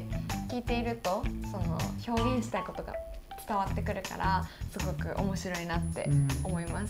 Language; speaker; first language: Japanese; native; Japanese